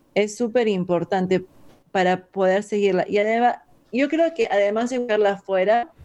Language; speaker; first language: Spanish; native; Spanish